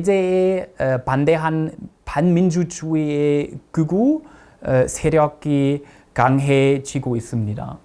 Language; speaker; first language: Korean; non-native, fluent; German